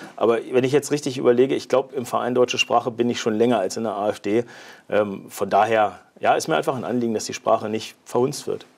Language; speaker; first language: German; native; German